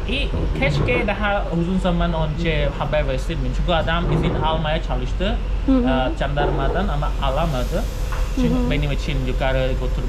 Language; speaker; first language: Turkish; non-native, fluent; Khmer